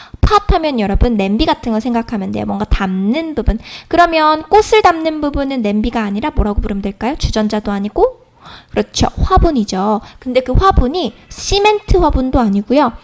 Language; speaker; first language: Korean; native; Korean